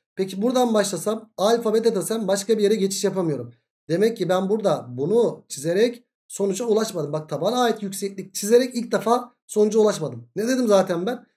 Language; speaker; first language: Turkish; native; Turkish